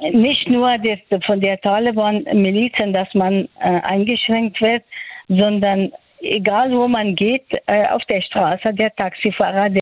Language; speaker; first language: German; non-native, fluent; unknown